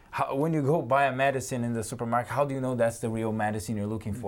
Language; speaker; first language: English; non-native, fluent; Portuguese